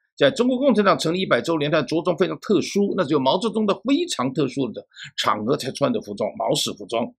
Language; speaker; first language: Chinese; native; Chinese